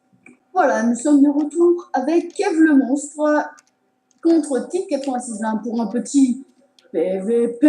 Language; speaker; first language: French; native; French